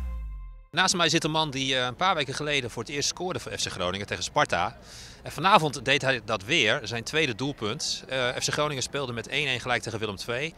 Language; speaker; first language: Dutch; native; Dutch